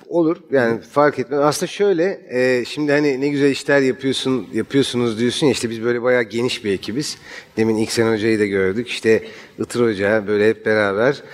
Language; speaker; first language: Turkish; native; Turkish